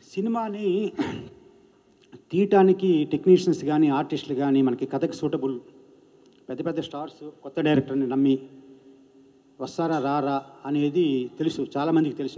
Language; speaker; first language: Telugu; native; Telugu